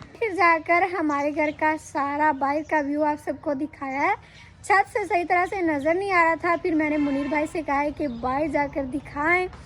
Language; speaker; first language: Urdu; non-native, local second language; Punjabi